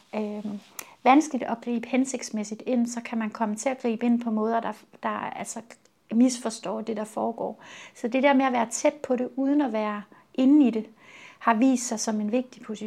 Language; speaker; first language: Danish; native; Danish